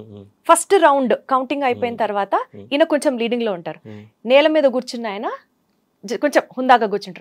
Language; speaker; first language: Telugu; native; Telugu